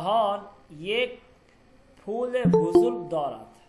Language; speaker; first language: Persian; non-native, fluent; Bangla